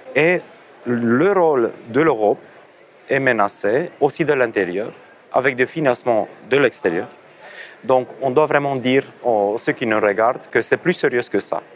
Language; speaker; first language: French; non-native, fluent; Romanian